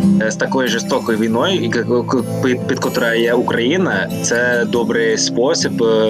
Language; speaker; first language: Ukrainian; non-native, learner; Spanish